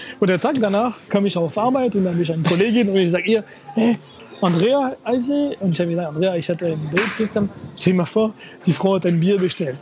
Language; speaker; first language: German; non-native, fluent; French